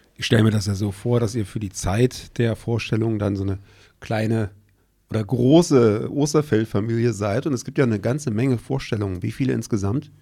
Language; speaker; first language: German; native; German